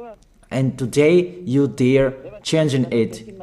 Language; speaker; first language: English; non-native, fluent; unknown